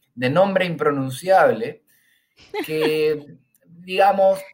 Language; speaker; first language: Spanish; native; Spanish